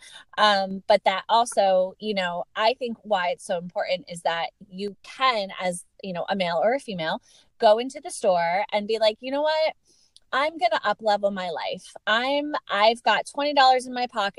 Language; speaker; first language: English; native; English